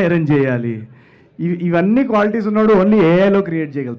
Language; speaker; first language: Telugu; native; Telugu